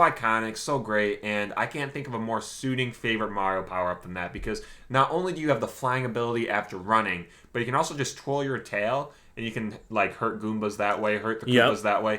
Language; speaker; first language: English; native; English